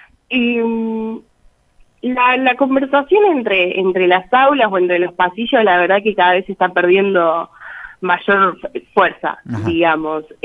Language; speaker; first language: Spanish; native; Spanish